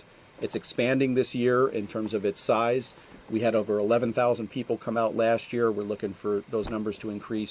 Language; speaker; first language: English; native; English